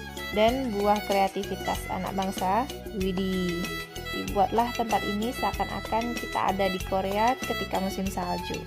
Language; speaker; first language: Indonesian; native; Indonesian